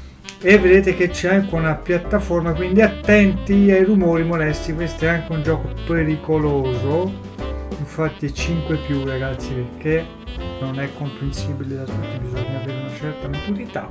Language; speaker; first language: Italian; native; Italian